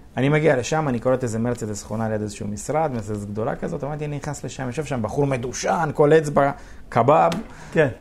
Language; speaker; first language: Hebrew; early bilingual, other home language; Russian